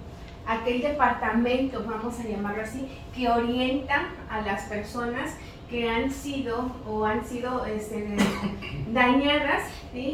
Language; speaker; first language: Spanish; native; Spanish